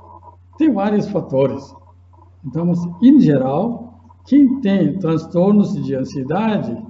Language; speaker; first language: Portuguese; non-native, fluent; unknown